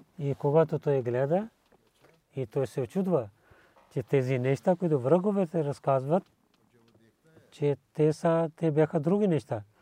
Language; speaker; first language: Bulgarian; non-native, learner; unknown